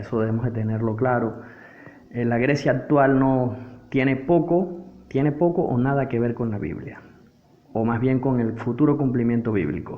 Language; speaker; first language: Spanish; native; Spanish